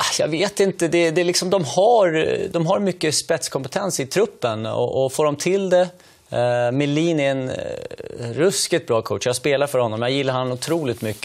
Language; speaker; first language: Swedish; native; Swedish